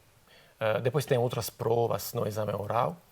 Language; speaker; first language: Portuguese; non-native, fluent; Italian